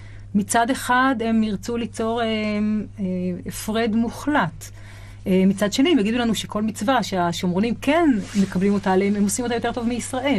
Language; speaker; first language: Hebrew; native; Hebrew